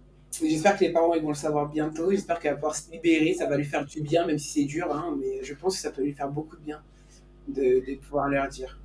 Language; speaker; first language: French; native; French